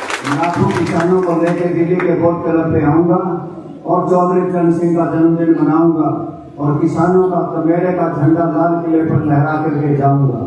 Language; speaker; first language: Hindi; native; Hindi